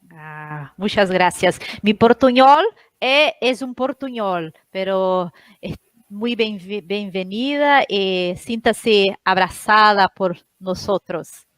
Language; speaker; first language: Spanish; non-native, learner; Portuguese